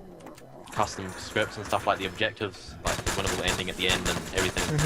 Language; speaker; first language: English; native; English